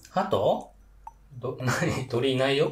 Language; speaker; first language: Japanese; native; Japanese